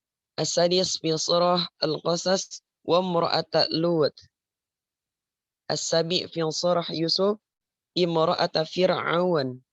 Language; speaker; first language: Arabic; non-native, learner; Indonesian